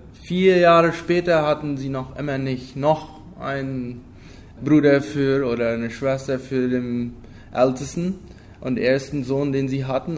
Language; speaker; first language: German; non-native, local second language; Low German